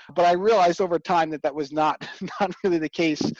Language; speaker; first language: English; native; English